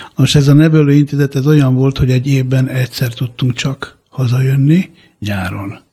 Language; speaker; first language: Hungarian; early bilingual, other home language; Italian